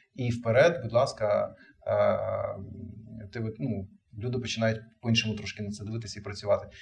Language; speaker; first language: Ukrainian; non-native, local second language; Russian